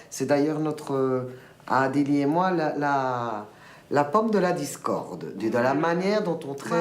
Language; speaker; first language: French; early bilingual, other home language; Spanish